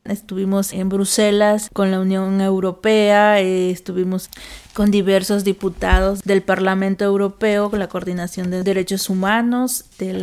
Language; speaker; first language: Spanish; native; Spanish